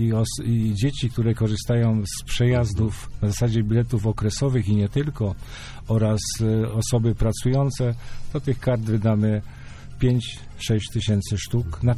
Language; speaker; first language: Polish; native; Polish